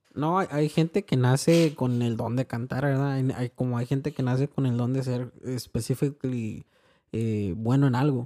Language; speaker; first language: Spanish; early bilingual, heritage; Spanish